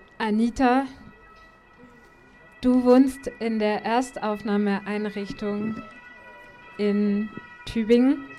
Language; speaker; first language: German; native; German